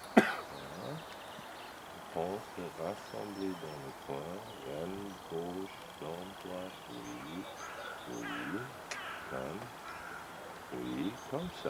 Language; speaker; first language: French; non-native, learner; German